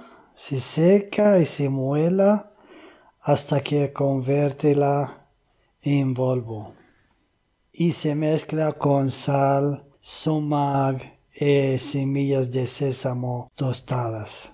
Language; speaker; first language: Spanish; non-native, fluent; Arabic